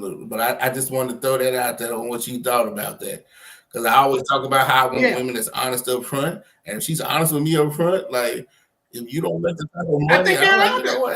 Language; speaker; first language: English; native; English